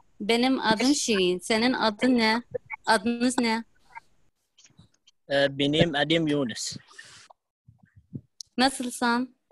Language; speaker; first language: Turkish; non-native, learner; Arabic